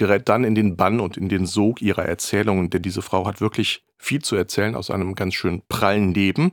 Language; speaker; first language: German; native; German